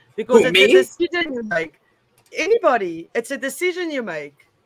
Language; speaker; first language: English; non-native, local second language; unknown